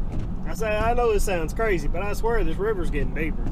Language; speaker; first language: English; native; English